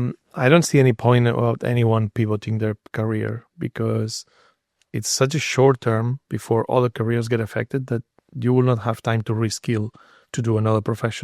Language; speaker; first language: English; non-native, fluent; Spanish